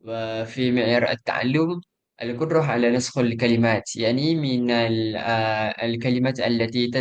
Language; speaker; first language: Arabic; non-native, learner; Malay